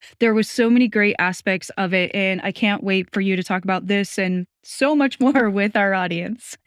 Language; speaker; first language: English; native; English